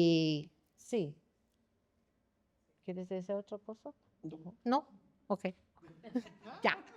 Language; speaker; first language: Spanish; non-native, fluent; English